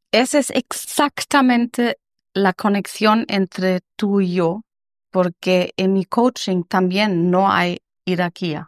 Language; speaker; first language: Spanish; non-native, learner; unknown